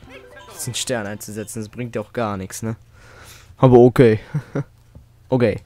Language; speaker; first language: German; native; German